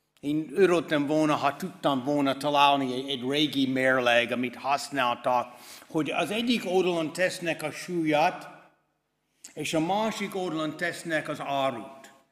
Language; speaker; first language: Hungarian; non-native, fluent; English